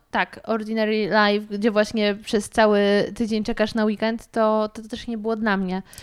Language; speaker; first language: Polish; native; Polish